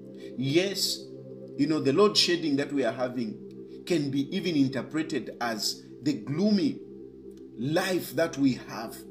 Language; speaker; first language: English; non-native, local second language; Bemba